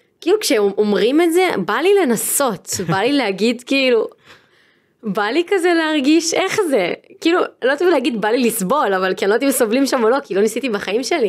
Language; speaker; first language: Hebrew; native; Hebrew